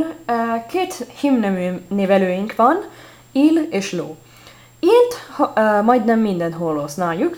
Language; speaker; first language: Hungarian; non-native, learner; Italian